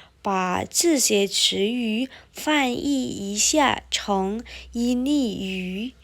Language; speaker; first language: Chinese; non-native, fluent; Indonesian